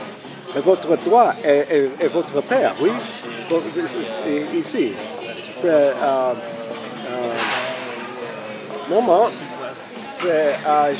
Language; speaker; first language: French; non-native, learner; English